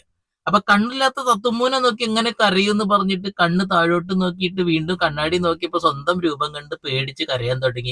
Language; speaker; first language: Malayalam; native; Malayalam